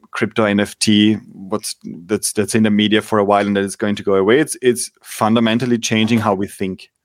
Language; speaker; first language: English; non-native, fluent; German